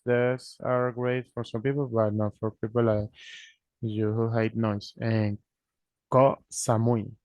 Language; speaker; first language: English; non-native, learner; Spanish